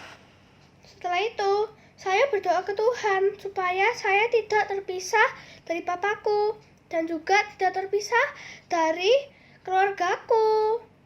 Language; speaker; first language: Indonesian; early bilingual, other home language; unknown